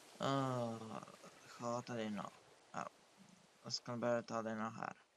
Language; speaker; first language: Norwegian; early bilingual, other home language; Polish